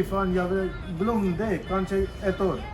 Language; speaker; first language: Swedish; non-native, learner; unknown